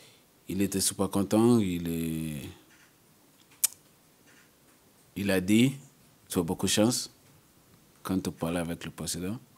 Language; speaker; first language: French; non-native, learner; English